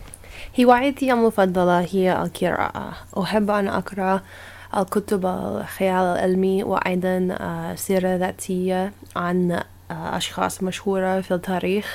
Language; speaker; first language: Arabic; non-native, learner; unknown